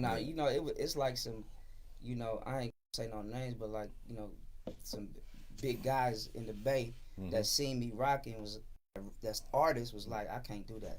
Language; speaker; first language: English; native; English